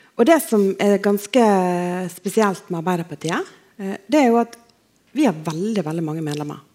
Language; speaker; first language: Norwegian; native; Norwegian